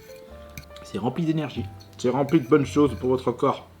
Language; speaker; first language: French; native; French